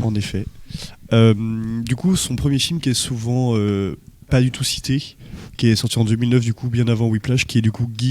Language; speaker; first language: French; native; French